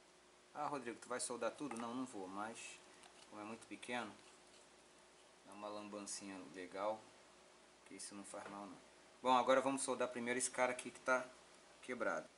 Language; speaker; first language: Portuguese; native; Portuguese